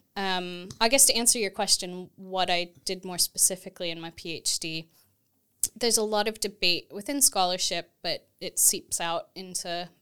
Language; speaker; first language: English; native; English